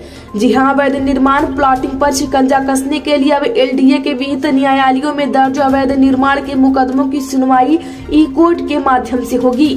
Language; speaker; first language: Hindi; native; Hindi